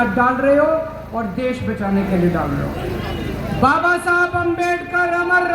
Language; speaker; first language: Hindi; native; Hindi